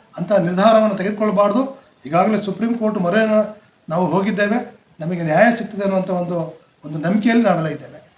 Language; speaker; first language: Kannada; non-native, local second language; Lambadi